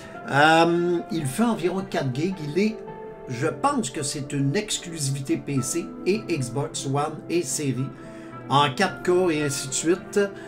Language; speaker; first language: French; native; French